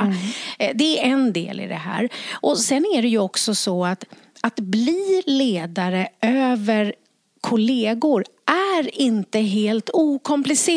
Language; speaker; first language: Swedish; native; Swedish